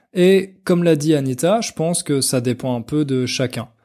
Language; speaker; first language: French; native; French